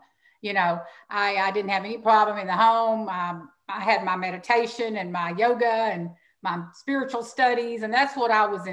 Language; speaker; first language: English; native; English